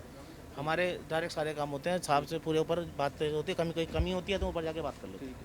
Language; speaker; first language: Hindi; native; Hindi